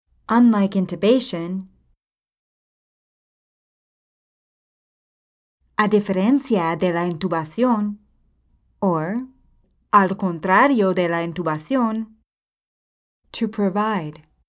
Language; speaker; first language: Spanish; non-native, fluent; English